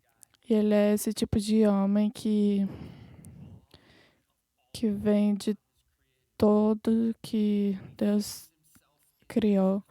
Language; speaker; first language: Portuguese; non-native, fluent; English